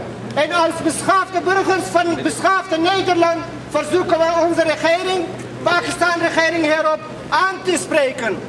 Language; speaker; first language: Dutch; non-native, fluent; Persian